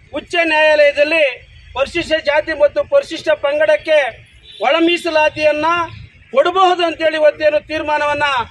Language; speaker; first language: Kannada; native; Kannada